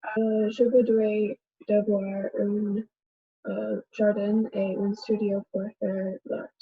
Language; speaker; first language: French; non-native, learner; English